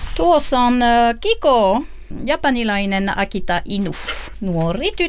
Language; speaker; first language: Finnish; non-native, fluent; French